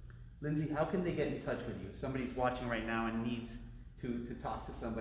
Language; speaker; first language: English; early bilingual, other home language; Spanish